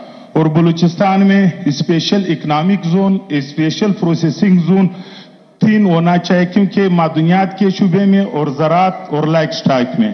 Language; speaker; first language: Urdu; non-native, local second language; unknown